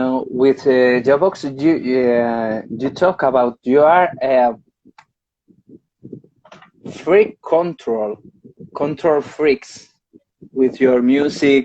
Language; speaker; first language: English; non-native, learner; Spanish